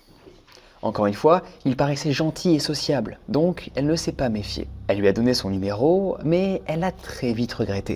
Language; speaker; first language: French; native; French